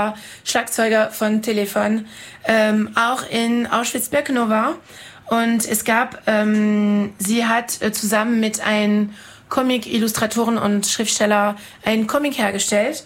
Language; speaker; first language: German; non-native, fluent; French